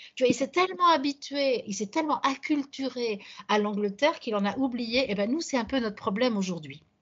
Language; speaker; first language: French; native; French